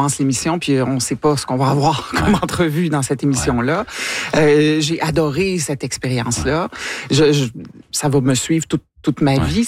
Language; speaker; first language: French; native; French